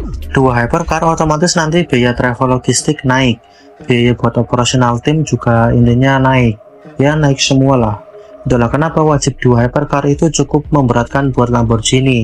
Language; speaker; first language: Indonesian; native; Indonesian